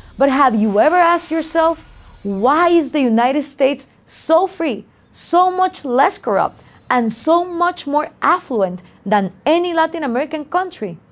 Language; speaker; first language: English; non-native, fluent; Spanish